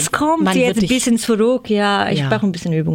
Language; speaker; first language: German; non-native, fluent; Croatian